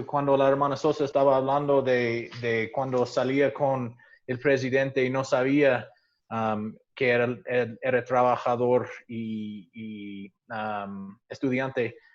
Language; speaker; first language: Spanish; non-native, fluent; English